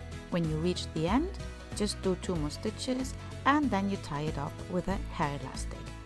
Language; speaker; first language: English; non-native, fluent; German